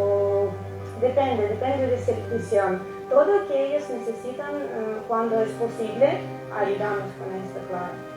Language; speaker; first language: Spanish; non-native, learner; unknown